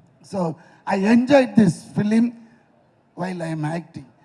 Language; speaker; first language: English; non-native, local second language; Tamil